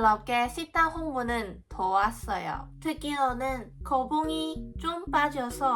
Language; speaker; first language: Korean; non-native, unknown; Cantonese